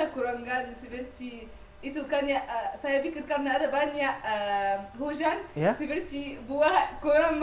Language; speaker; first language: Indonesian; non-native, learner; Arabic